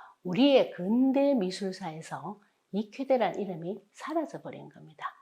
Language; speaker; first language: Korean; native; Korean